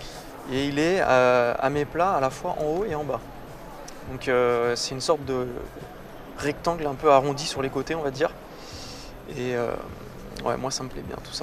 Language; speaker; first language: French; native; French